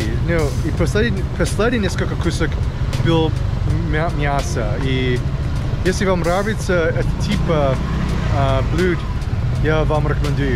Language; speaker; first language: Russian; non-native, learner; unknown